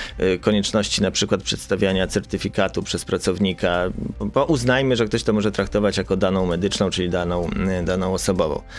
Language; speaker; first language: Polish; native; Polish